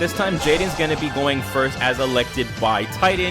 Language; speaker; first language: English; native; English